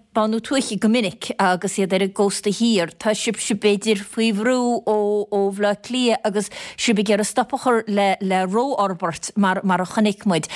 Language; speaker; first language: Irish; native; Irish